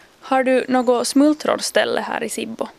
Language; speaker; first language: Swedish; non-native, local second language; Finnish